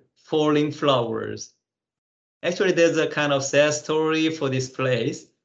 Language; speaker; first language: English; non-native, fluent; Korean